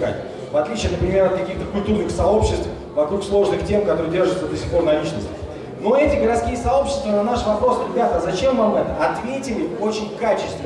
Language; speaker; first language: Russian; native; Russian